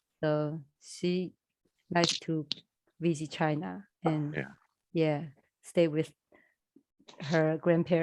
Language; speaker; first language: English; non-native, learner; Chinese